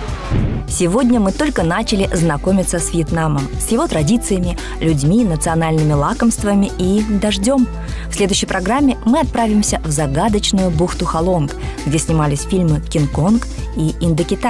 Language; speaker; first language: Russian; native; Russian